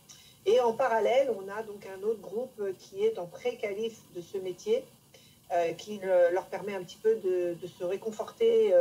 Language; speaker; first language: French; native; French